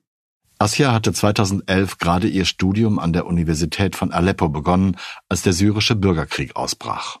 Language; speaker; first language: German; native; German